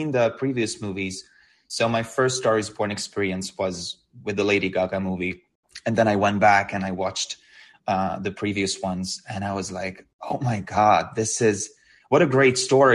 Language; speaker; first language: English; non-native, fluent; Hungarian